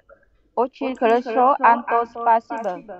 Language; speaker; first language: Russian; non-native, learner; Vietnamese